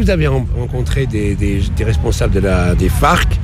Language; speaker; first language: French; native; French